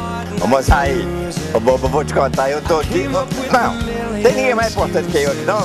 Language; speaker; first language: Portuguese; native; Portuguese